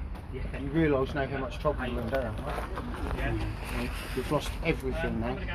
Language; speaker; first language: English; native; English